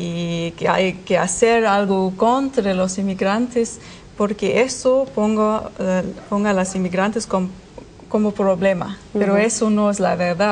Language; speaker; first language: Spanish; non-native, fluent; German